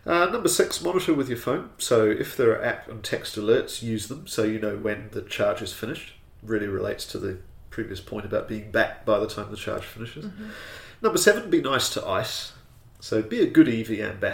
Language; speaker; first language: English; native; English